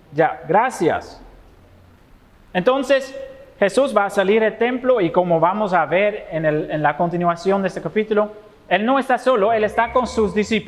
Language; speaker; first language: Spanish; non-native, fluent; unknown